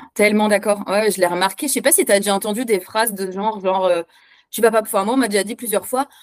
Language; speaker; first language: French; native; French